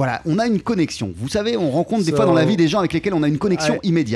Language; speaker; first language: French; native; French